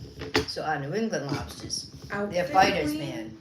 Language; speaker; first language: English; native; English